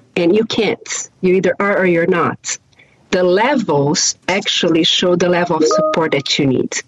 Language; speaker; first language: English; non-native, fluent; Portuguese